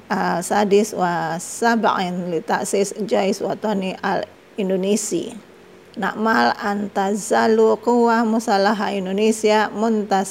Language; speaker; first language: Arabic; non-native, learner; Indonesian